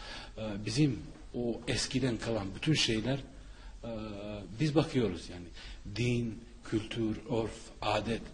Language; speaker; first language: Turkish; non-native, fluent; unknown